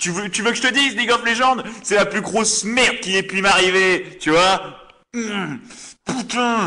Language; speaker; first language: French; native; French